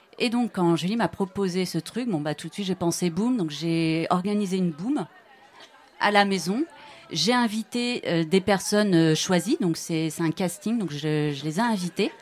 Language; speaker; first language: French; native; French